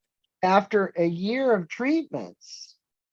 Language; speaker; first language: English; native; English